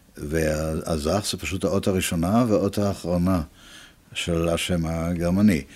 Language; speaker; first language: Hebrew; early bilingual, other home language; Italian